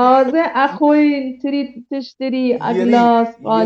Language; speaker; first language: Arabic; non-native, learner; Persian